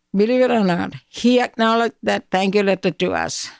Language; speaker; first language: English; non-native, local second language; Malayalam